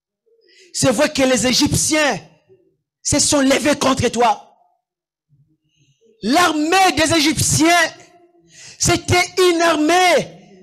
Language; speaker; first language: French; non-native, local second language; Lingala